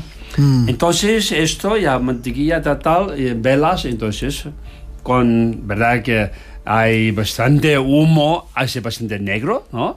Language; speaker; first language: Spanish; non-native, learner; Tibetan